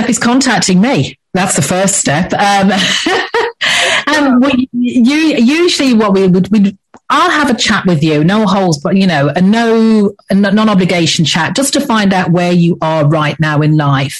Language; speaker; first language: English; native; English